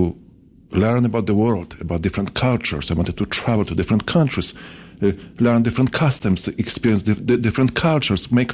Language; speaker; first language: English; non-native, fluent; Polish